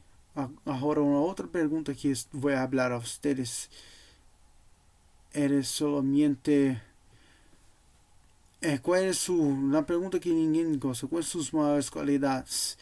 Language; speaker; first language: Portuguese; non-native, learner; Spanish